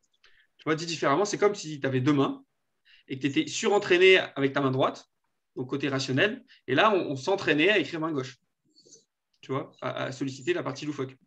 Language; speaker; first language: French; native; French